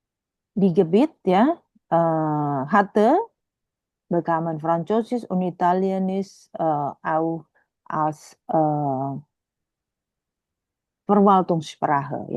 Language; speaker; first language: German; non-native, fluent; Indonesian